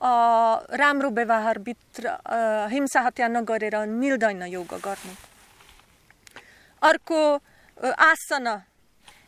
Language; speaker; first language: Nepali; non-native, learner; Slovak